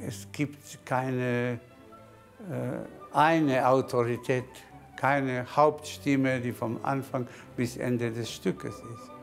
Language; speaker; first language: German; non-native, fluent; Spanish